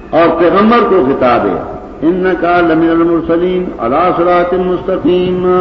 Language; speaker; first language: Urdu; non-native, local second language; Pashto